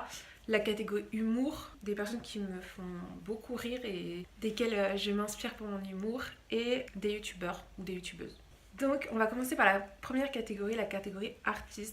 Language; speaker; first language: French; native; French